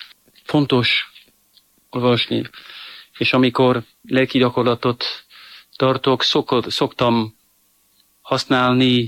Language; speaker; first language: Hungarian; non-native, fluent; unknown